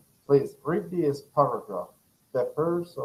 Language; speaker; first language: English; non-native, fluent; Spanish